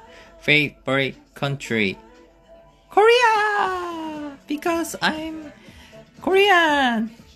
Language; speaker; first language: English; non-native, learner; Korean